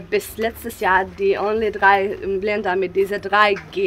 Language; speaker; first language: German; non-native, learner; Bosnian